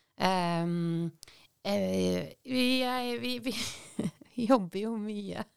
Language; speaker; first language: Norwegian; native; Norwegian